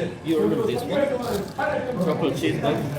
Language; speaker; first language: English; non-native, learner; Korean